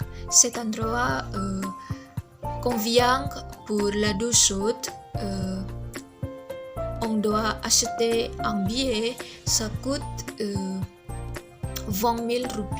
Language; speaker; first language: French; non-native, learner; Indonesian